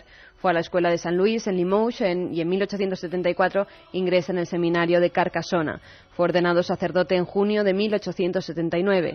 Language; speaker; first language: Spanish; native; Spanish